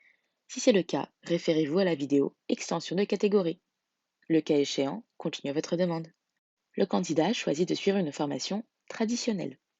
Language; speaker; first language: French; native; French